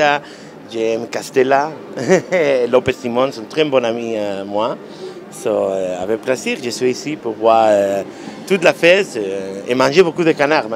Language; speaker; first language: French; non-native, learner; Spanish